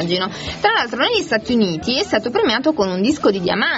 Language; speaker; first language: Italian; native; Italian